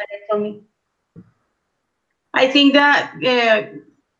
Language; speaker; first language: English; non-native, learner; Spanish